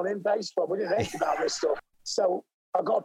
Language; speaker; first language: English; native; English